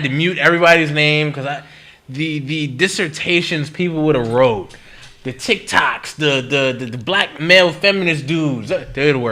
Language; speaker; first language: English; native; English